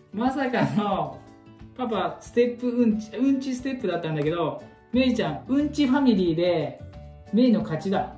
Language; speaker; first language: Japanese; native; Japanese